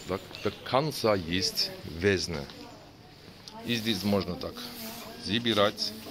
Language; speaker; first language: Russian; non-native, learner; Turkish